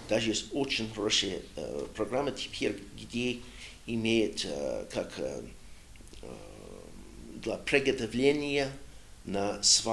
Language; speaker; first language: Russian; non-native, learner; English